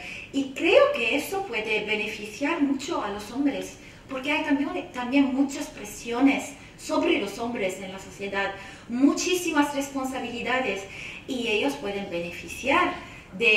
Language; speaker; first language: Spanish; non-native, fluent; Arabic